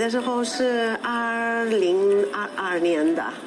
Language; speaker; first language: Chinese; non-native, fluent; Spanish